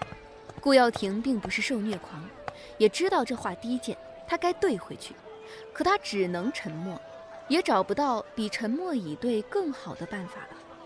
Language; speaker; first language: Chinese; native; Chinese